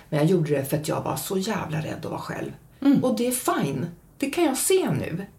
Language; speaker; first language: Swedish; early bilingual, heritage; Swedish